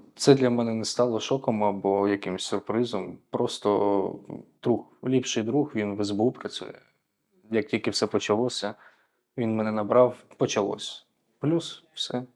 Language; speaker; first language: Ukrainian; native; Ukrainian